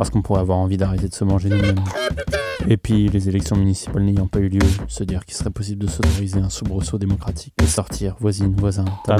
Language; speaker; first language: French; native; French